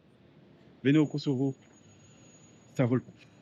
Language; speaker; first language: French; native; French